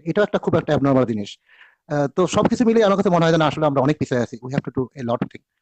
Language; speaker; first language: Bangla; native; Bangla